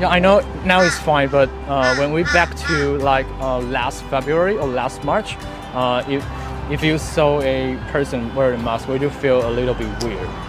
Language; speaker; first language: English; non-native, fluent; Chinese